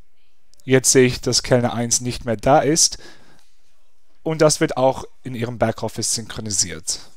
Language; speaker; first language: German; non-native, fluent; English